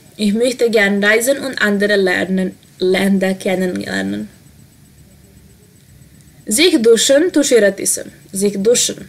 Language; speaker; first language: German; non-native, fluent; Serbian